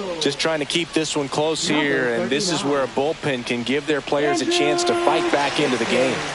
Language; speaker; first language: English; native; English